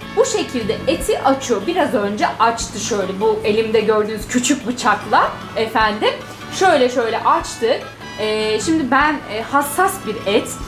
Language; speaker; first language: Turkish; native; Turkish